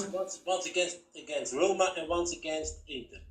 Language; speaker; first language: English; non-native, fluent; Dutch